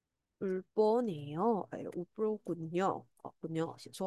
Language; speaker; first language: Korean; non-native, fluent; Chinese